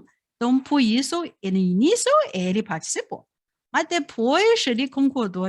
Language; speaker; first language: Portuguese; non-native, fluent; Chinese